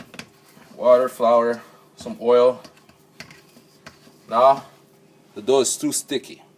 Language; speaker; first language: English; non-native, local second language; French